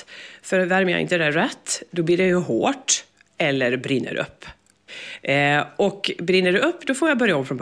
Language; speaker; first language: Swedish; native; Swedish